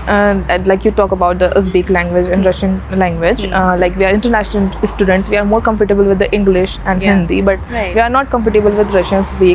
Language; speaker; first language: English; non-native, fluent; Hindi